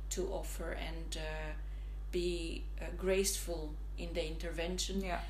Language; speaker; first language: English; non-native, fluent; Italian